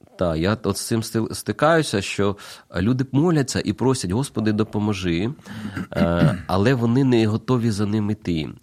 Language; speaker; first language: Ukrainian; native; Ukrainian